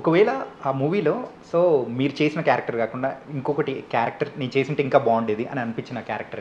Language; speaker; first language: Telugu; native; Telugu